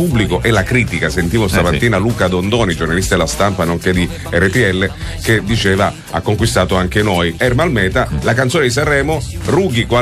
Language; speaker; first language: Italian; native; Italian